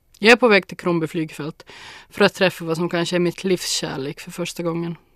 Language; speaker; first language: Swedish; native; Swedish